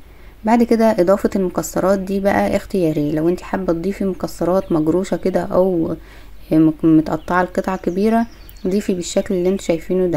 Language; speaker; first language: Arabic; native; Arabic